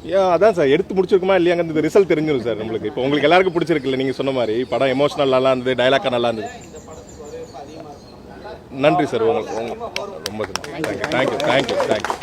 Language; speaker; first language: Tamil; native; Tamil